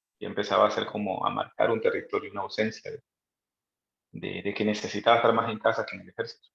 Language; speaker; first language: Spanish; native; Spanish